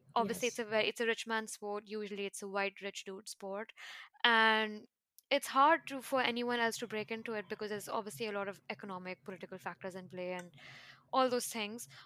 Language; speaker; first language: English; non-native, local second language; Hindi